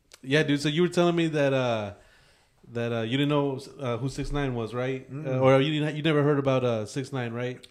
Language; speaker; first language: English; early bilingual, other home language; Spanish